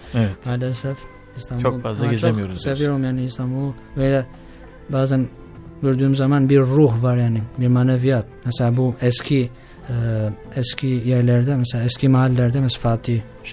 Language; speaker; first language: Turkish; non-native, learner; Albanian